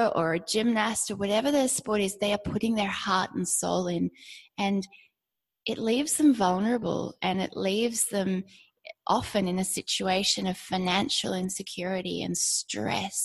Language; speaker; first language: English; native; English